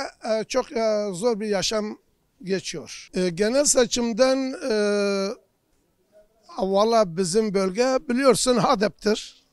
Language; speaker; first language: Turkish; non-native, local second language; Kurdish